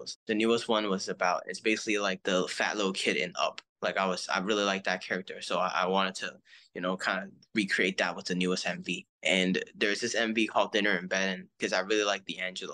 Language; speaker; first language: English; non-native, local second language; Cantonese